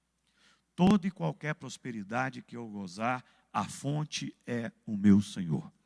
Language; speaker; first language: Portuguese; native; Portuguese